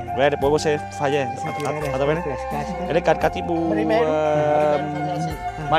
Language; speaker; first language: Portuguese; non-native, learner; Vietnamese